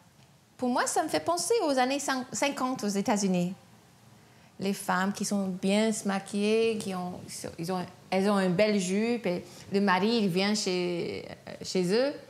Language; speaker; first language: French; non-native, fluent; English